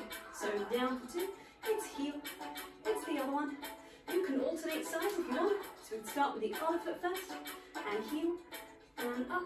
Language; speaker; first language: English; native; English